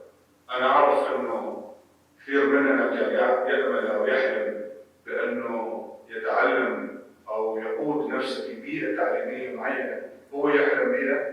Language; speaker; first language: Arabic; native; Arabic